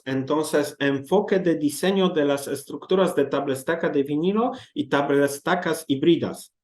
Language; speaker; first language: Spanish; non-native, learner; Polish